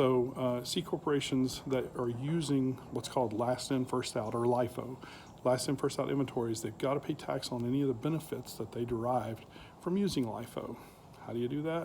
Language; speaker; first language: English; native; English